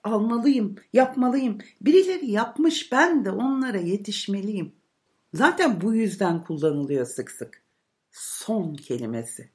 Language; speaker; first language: Turkish; native; Turkish